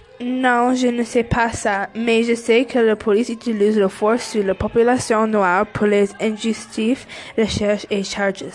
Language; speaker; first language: French; non-native, learner; English